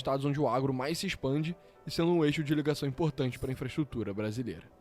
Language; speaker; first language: Portuguese; native; Portuguese